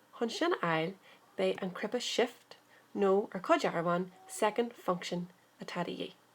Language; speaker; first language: Irish; native; Irish